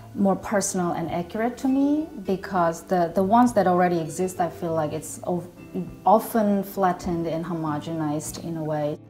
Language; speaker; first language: English; non-native, fluent; Korean